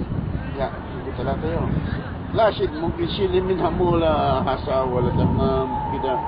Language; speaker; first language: Arabic; non-native, learner; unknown